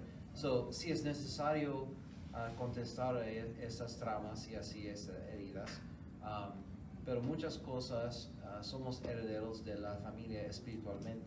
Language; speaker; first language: Spanish; non-native, fluent; English